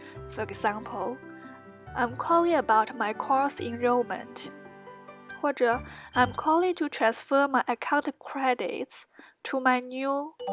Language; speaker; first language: English; non-native, fluent; Chinese